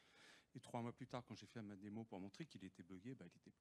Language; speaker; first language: French; native; French